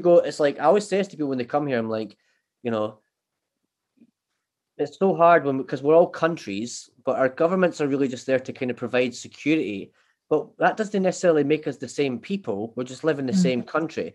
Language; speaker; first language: English; native; English